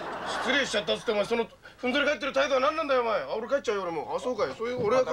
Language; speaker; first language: Japanese; native; Japanese